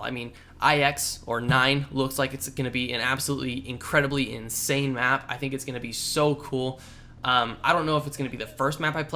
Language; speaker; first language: English; native; English